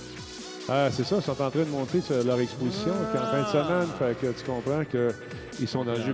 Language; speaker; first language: French; native; French